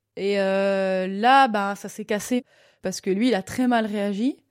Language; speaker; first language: French; native; French